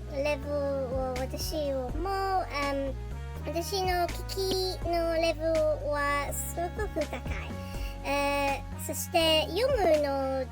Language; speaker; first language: Japanese; non-native, learner; English